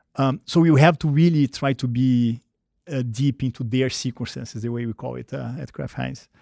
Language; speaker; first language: English; non-native, fluent; Portuguese